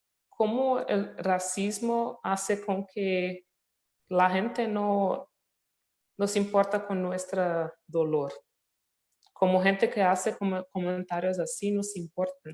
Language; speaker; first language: Spanish; non-native, fluent; Portuguese